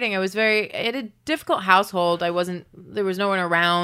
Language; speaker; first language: English; native; English